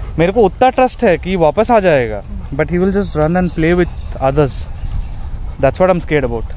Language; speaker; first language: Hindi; non-native, local second language; Bangla